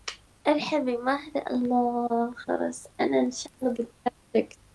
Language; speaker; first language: Arabic; non-native, learner; Turkish